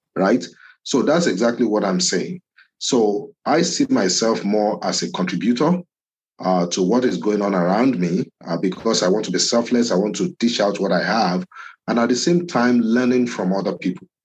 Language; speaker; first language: English; non-native, local second language; Yoruba